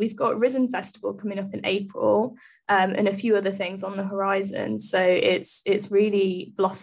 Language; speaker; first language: English; native; English